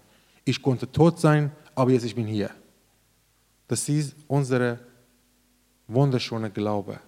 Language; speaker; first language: German; non-native, learner; Persian